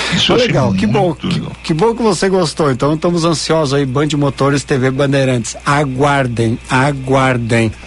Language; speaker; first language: Portuguese; native; Portuguese